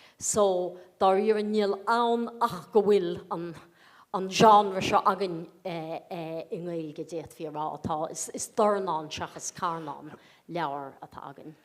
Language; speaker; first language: Irish; native; Irish